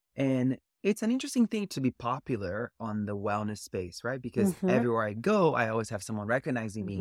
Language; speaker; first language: English; early bilingual, other home language; Portuguese